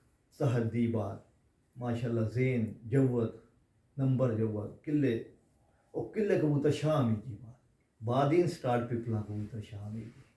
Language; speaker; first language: Arabic; non-native, learner; Urdu